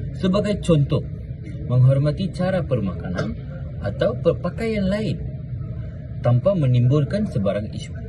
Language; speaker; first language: Malay; non-native, local second language; Iban